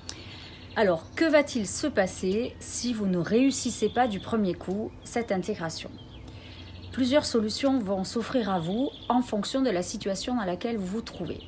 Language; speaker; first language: French; native; French